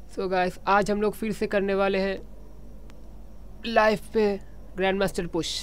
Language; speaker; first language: Hindi; non-native, local second language; Bangla